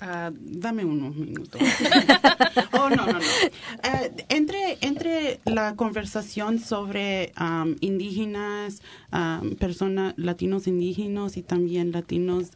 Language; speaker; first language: Spanish; early bilingual, heritage; Spanish